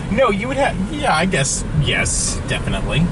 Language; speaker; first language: English; native; English